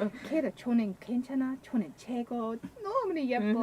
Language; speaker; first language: Korean; non-native, learner; English